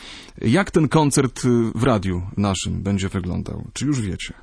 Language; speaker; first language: Polish; native; Polish